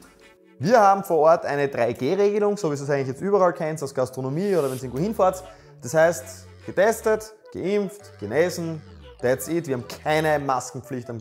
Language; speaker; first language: German; native; German